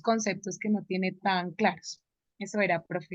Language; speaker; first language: Spanish; native; Spanish